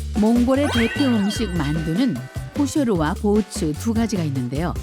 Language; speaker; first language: Korean; native; Korean